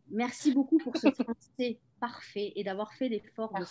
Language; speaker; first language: French; native; French